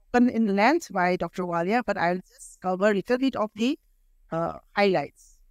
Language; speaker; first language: English; non-native, local second language; Manipuri